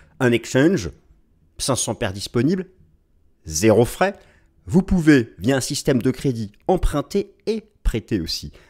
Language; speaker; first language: French; native; French